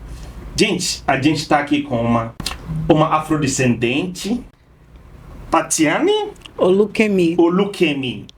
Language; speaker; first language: Portuguese; non-native, fluent; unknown